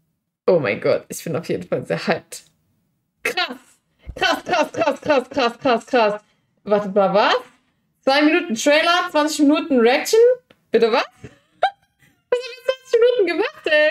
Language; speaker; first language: German; native; German